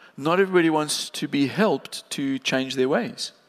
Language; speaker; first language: English; native; English